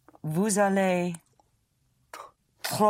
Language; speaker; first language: French; non-native, learner; English